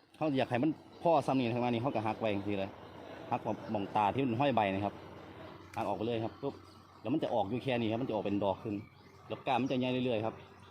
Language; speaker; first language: Thai; native; Thai